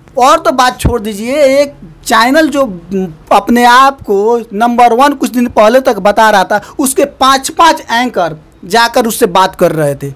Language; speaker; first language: Hindi; native; Hindi